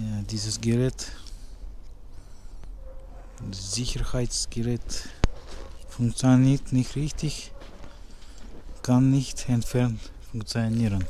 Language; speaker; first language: German; non-native, learner; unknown